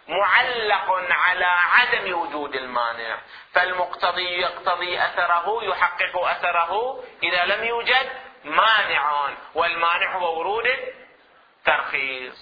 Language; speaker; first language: Arabic; native; Arabic